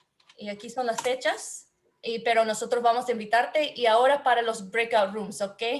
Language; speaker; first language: Spanish; non-native, learner; English